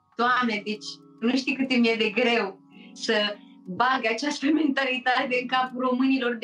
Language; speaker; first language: Romanian; early bilingual, heritage; Romanian